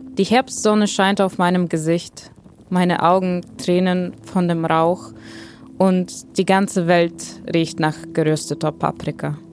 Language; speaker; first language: German; non-native, fluent; Bulgarian